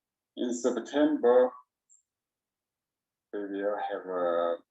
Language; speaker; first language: English; non-native, learner; Chinese